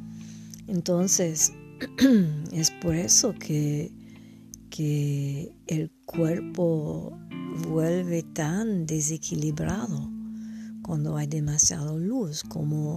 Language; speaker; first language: Spanish; non-native, fluent; English